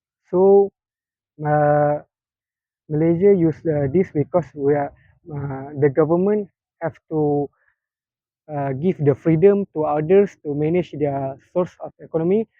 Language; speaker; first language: English; non-native, local second language; Malay